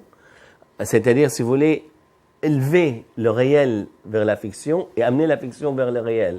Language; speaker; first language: French; non-native, fluent; Arabic